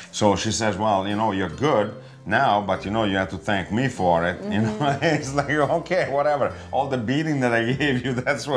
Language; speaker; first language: English; non-native, fluent; Italian